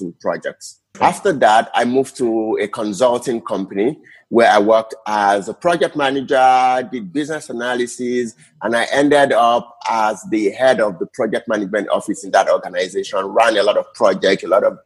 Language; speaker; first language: English; non-native, local second language; Yoruba